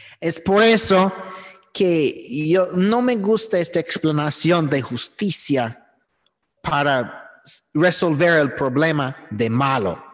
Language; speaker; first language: Spanish; non-native, fluent; English